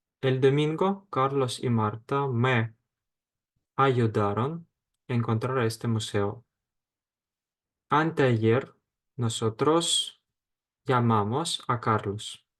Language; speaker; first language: Spanish; non-native, fluent; Ukrainian